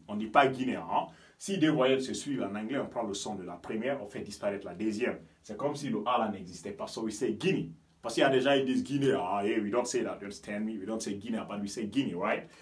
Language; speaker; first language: French; non-native, local second language; Fula